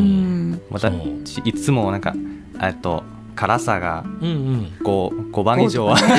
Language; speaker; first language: Japanese; non-native, learner; Thai